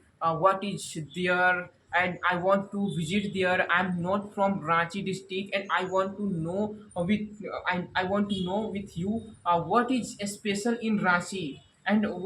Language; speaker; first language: English; non-native, learner; Hindi